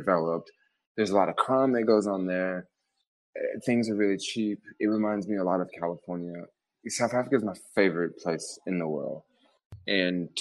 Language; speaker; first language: English; native; English